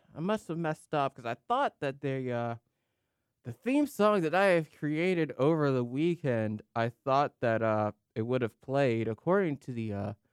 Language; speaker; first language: English; native; English